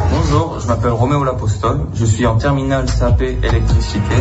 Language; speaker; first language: French; non-native, fluent; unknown